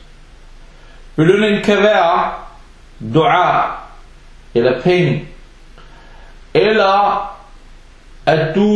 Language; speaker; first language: Danish; non-native, fluent; Arabic